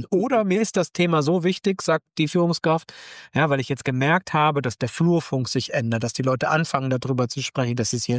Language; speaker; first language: German; native; German